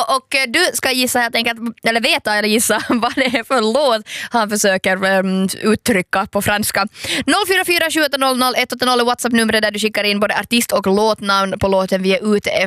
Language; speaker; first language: Swedish; native; Swedish